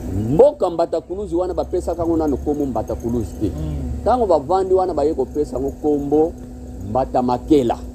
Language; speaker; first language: Lingala; non-native, local second language; Kongo